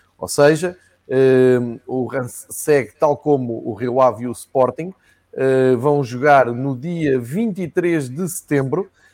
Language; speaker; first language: Portuguese; native; Portuguese